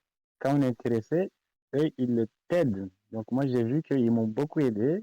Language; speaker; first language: French; non-native, local second language; Comorian